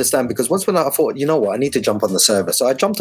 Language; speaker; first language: English; native; English